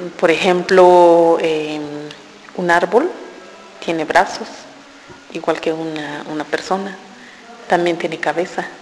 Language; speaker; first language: Spanish; non-native, local second language; Tzotzil